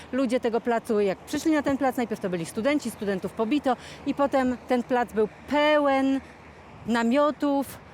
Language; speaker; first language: Polish; native; Polish